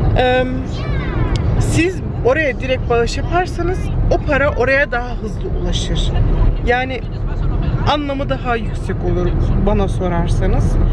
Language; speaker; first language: Turkish; early bilingual, heritage; Turkish